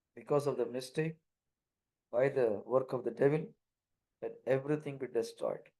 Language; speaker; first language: English; non-native, local second language; Tamil